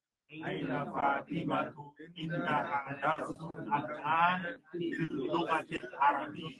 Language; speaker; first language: Arabic; non-native, learner; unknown